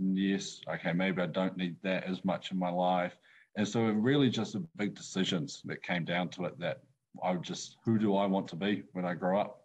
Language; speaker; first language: English; native; English